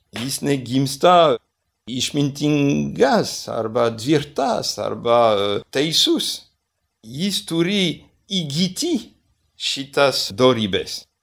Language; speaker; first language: Lithuanian; non-native, fluent; French